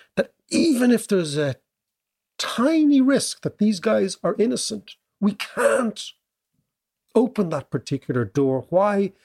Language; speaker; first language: English; native; English